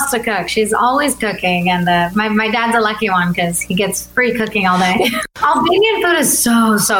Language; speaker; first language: English; early bilingual, other home language; Albanian